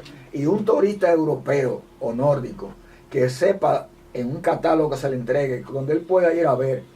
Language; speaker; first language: Spanish; native; Spanish